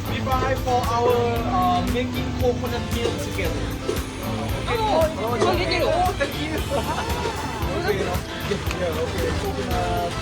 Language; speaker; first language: English; non-native, learner; Thai